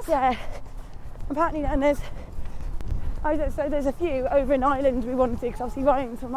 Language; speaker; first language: English; native; English